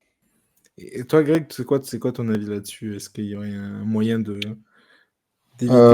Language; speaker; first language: French; native; French